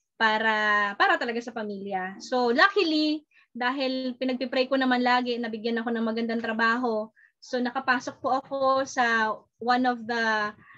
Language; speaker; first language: Filipino; non-native, local second language; Bikol